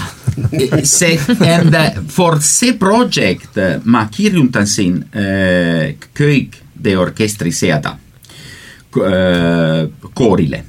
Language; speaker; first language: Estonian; non-native, learner; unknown